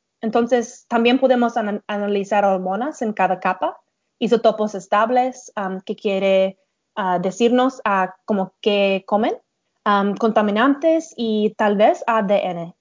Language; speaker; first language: Spanish; non-native, learner; English